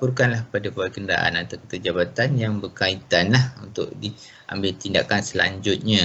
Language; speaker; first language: Malay; native; Malay